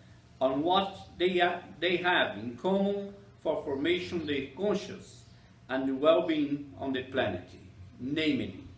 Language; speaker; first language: English; non-native, fluent; Portuguese